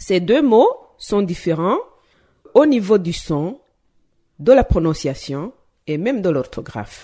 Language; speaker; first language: French; non-native, local second language; Rundi